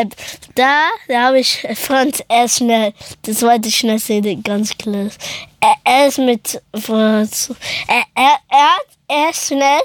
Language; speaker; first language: German; early bilingual, other home language; Persian